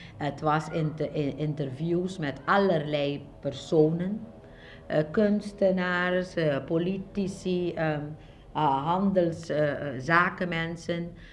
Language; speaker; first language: Dutch; non-native, local second language; Papiamento